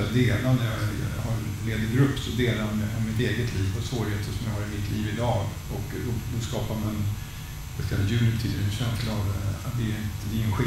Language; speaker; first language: Swedish; native; Swedish